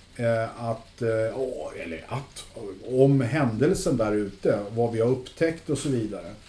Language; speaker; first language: Swedish; native; Swedish